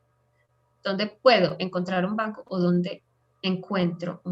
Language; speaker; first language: Spanish; non-native, fluent; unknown